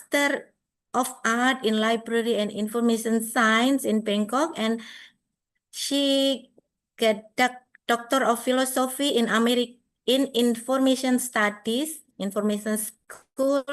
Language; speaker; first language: English; non-native, fluent; Indonesian